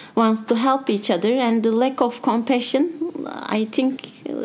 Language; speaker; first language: English; non-native, fluent; Turkish